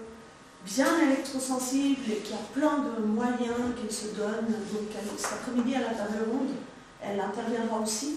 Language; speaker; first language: French; native; French